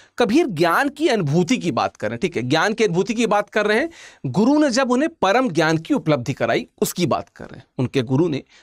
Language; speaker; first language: Hindi; native; Hindi